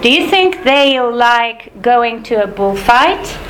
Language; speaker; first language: English; non-native, fluent; Spanish